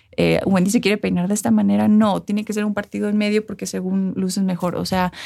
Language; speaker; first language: Spanish; early bilingual, heritage; Spanish